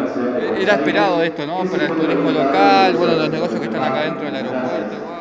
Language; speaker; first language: Spanish; native; Spanish